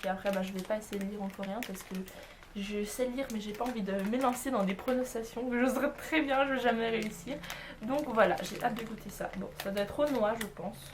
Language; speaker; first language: French; native; French